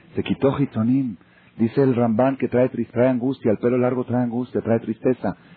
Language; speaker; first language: Spanish; native; Spanish